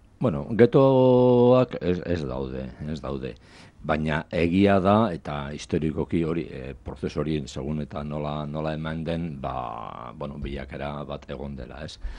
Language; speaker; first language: Basque; non-native, local second language; Spanish